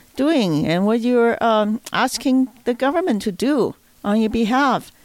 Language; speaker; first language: English; non-native, fluent; Chinese